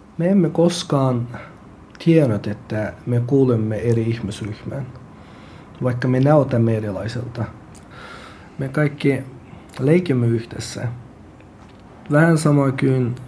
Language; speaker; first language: Finnish; non-native, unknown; Uyghur